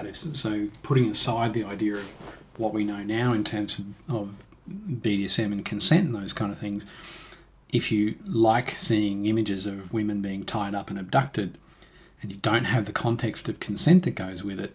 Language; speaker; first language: English; native; English